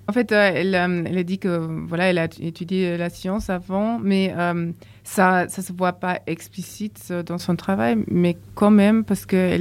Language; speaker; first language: French; non-native, fluent; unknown